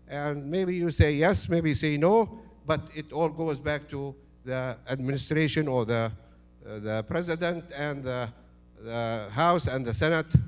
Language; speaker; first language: English; non-native, fluent; Arabic